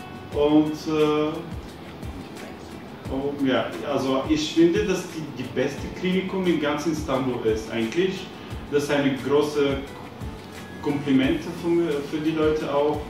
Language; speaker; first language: German; non-native, learner; Bulgarian